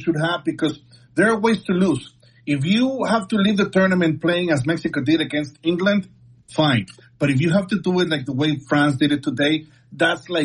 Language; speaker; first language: English; non-native, fluent; Spanish